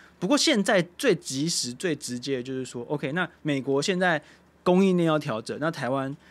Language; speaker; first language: Chinese; native; Chinese